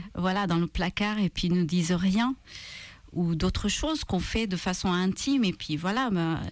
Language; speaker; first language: French; non-native, fluent; Maltese